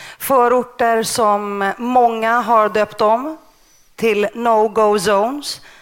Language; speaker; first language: Swedish; early bilingual, other home language; Greek